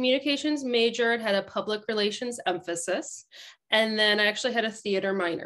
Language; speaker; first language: English; native; English